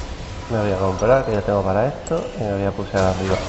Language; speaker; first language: Spanish; native; Spanish